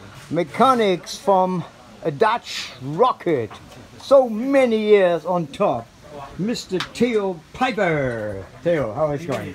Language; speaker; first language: English; non-native, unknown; German